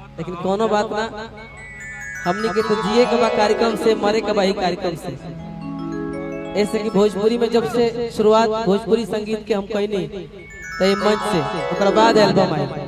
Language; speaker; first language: Bhojpuri; native; Bhojpuri